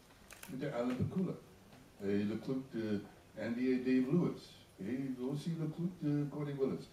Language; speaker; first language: French; non-native, learner; English